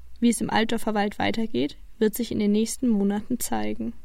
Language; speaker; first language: German; native; German